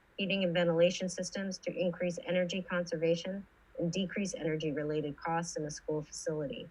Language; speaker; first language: English; native; English